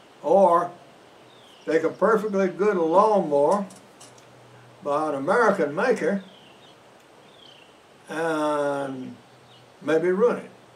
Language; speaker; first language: English; native; English